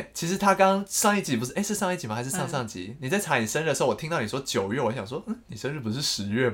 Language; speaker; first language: Chinese; native; Chinese